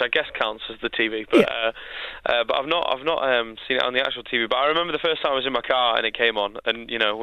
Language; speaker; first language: English; native; English